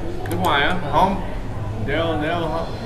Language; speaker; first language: Vietnamese; early bilingual, heritage; English